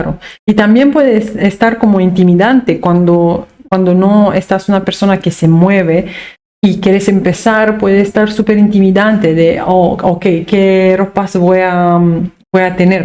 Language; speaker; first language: Spanish; non-native, fluent; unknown